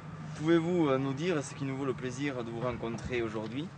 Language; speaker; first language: French; native; French